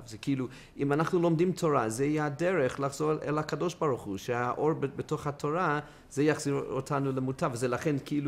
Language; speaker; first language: Hebrew; non-native, fluent; English